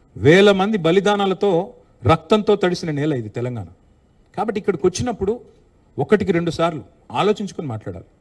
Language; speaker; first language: Telugu; native; Telugu